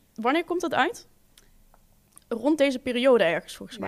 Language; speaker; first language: Dutch; native; Dutch